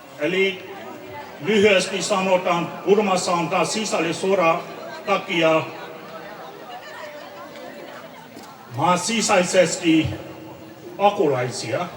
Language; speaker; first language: Finnish; non-native, fluent; Burmese